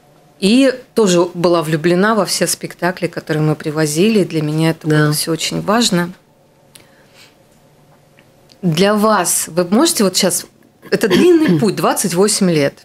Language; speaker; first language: Russian; native; Russian